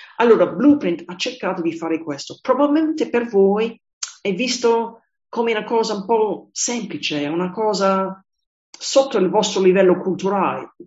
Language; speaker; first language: Italian; non-native, fluent; English